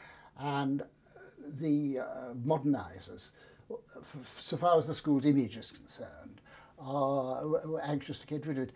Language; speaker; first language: English; native; English